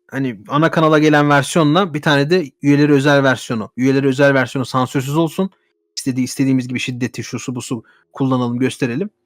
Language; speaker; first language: Turkish; native; Turkish